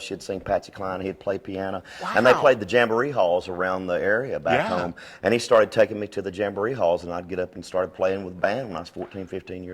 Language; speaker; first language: English; native; English